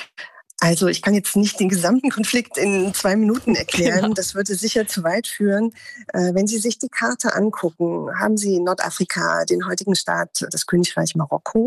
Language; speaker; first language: German; native; German